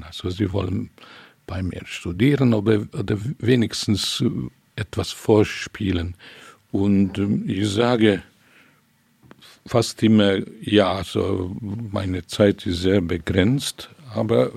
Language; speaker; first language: German; non-native, fluent; Hungarian